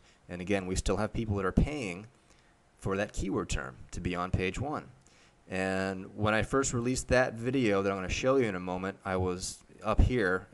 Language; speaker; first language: English; native; English